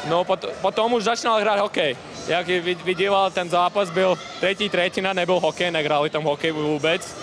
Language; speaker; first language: Czech; non-native, learner; Latvian